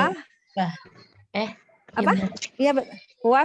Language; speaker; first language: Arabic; non-native, fluent; Indonesian